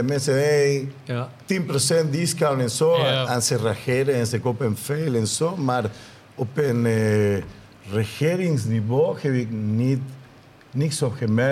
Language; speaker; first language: Dutch; non-native, learner; Spanish